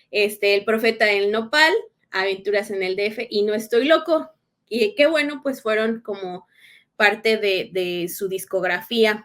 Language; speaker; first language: Spanish; native; Spanish